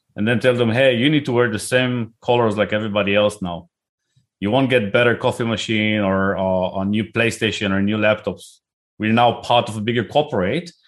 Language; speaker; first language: English; non-native, fluent; Hebrew